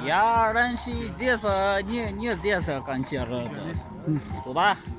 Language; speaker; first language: Russian; non-native, learner; Chinese